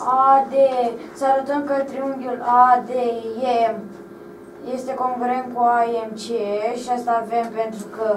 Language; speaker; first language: Romanian; native; Romanian